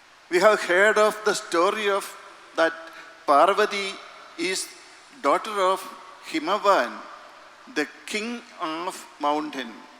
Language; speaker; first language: English; non-native, local second language; Malayalam